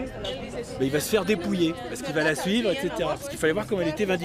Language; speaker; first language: French; native; French